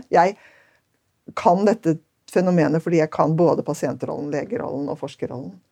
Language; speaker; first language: Norwegian; native; Norwegian